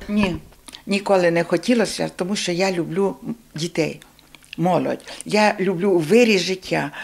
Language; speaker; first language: Ukrainian; native; Ukrainian